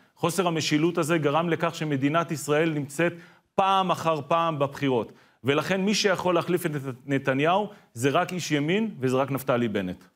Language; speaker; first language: Hebrew; native; Hebrew